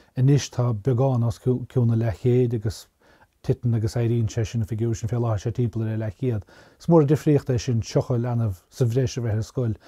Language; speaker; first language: Irish; native; Irish